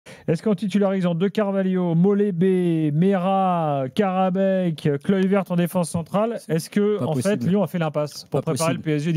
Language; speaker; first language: French; native; French